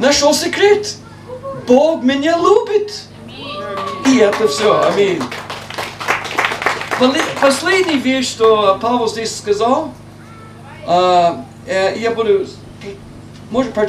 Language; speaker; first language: Russian; non-native, learner; English